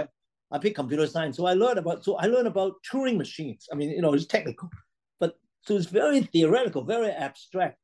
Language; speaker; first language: English; non-native, local second language; Cantonese